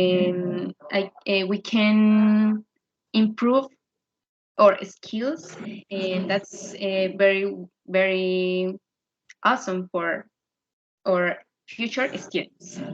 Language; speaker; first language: English; non-native, learner; Spanish